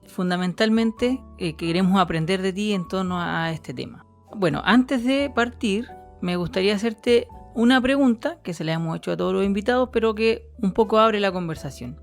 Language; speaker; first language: Spanish; native; Spanish